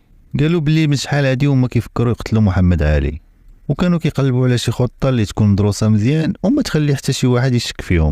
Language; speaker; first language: Arabic; native; Arabic